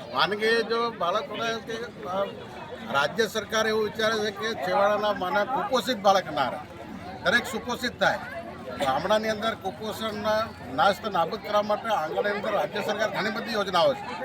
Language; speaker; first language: Gujarati; native; Gujarati